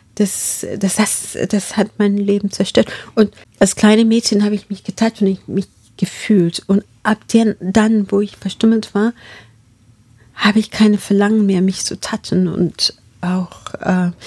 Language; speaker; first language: German; non-native, fluent; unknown